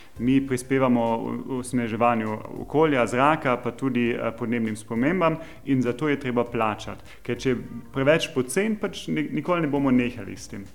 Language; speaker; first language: Slovenian; non-native, fluent; German